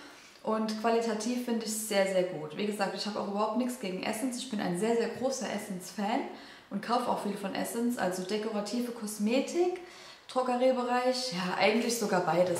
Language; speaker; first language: German; native; German